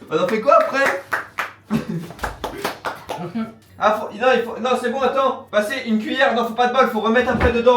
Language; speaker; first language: French; native; French